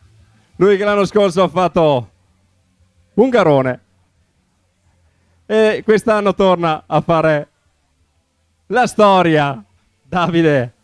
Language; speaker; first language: Italian; native; Italian